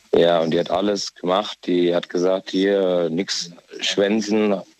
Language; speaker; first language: German; native; German